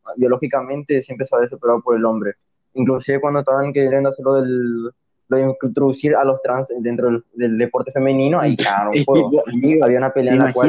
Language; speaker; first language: Spanish; native; Spanish